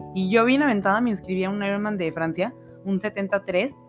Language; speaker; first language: Spanish; native; Spanish